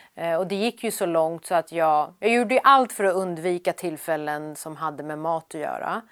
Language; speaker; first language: Swedish; early bilingual, other home language; Persian